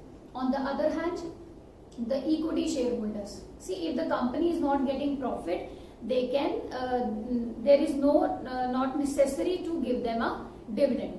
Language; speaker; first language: English; non-native, local second language; Hindi